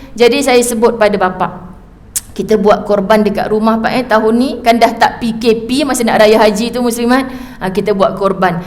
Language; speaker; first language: Malay; native; Malay